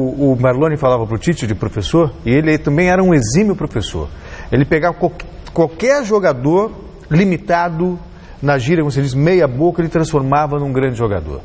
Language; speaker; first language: Portuguese; native; Portuguese